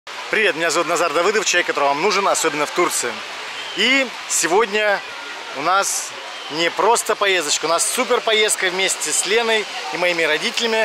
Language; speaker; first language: Russian; native; Russian